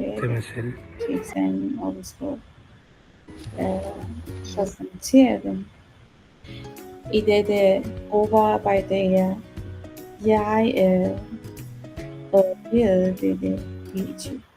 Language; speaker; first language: Danish; non-native, learner; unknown